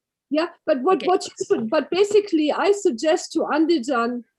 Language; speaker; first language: English; native; English